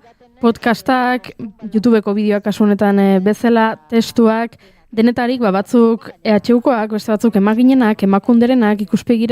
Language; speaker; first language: Basque; native; Basque